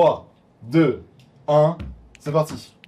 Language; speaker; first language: French; native; French